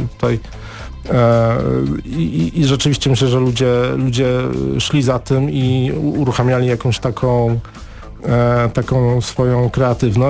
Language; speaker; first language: Polish; native; Polish